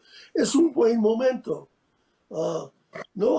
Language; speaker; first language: Spanish; non-native, fluent; English